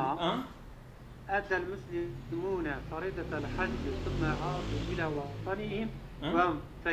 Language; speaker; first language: Arabic; non-native, learner; Turkish